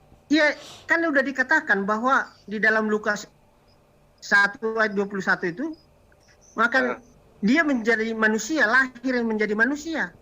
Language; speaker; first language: Indonesian; native; Indonesian